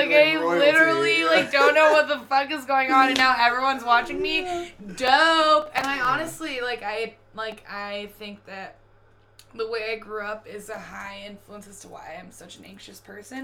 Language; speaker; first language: English; native; English